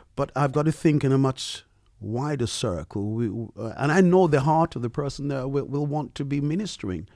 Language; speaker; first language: English; early bilingual, other home language; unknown